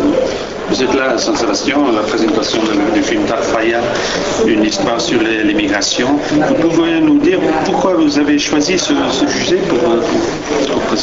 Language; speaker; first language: French; non-native, learner; Spanish